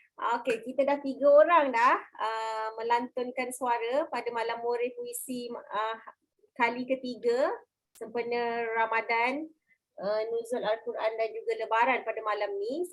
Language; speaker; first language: Malay; native; Malay